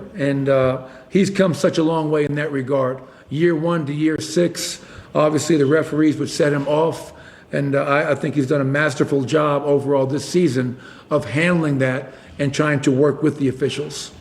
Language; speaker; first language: English; native; English